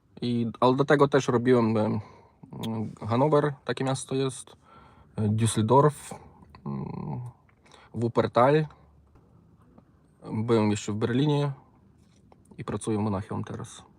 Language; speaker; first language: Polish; non-native, learner; Ukrainian